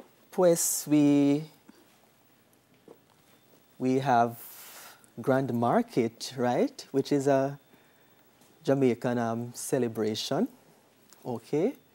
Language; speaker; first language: English; native; English